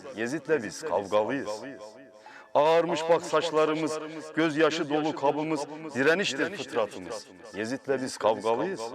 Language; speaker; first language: Turkish; native; Turkish